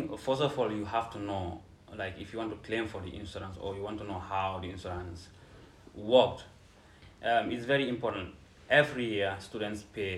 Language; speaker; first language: English; non-native, local second language; Fula